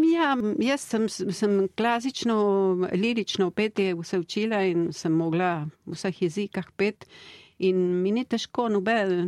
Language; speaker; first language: Slovenian; early bilingual, heritage; Slovenian